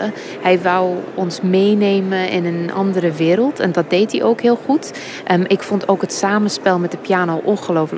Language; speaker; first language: Dutch; non-native, fluent; English